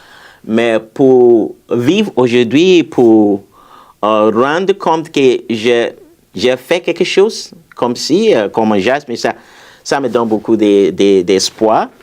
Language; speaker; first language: French; non-native, fluent; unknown